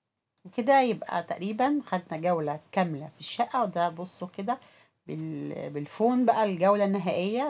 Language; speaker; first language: Arabic; native; Arabic